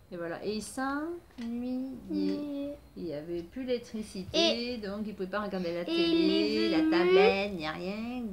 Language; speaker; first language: French; native; French